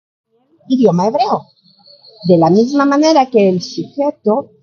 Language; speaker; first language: Spanish; native; Spanish